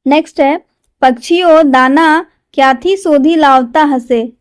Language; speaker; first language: Hindi; non-native, local second language; Gujarati